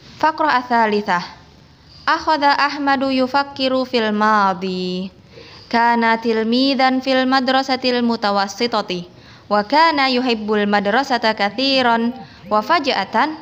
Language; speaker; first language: Arabic; non-native, fluent; Indonesian